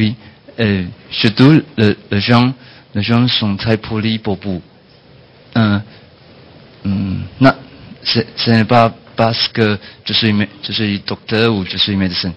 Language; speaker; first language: French; non-native, learner; Chinese